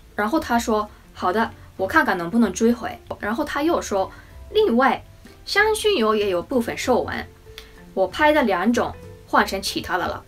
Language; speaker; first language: Chinese; non-native, fluent; Japanese